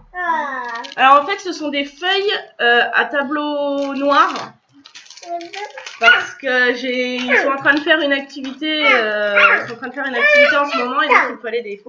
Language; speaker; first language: French; native; French